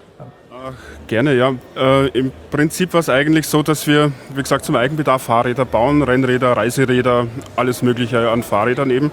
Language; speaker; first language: German; native; German